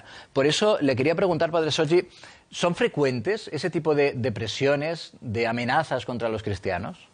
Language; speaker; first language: Spanish; native; Spanish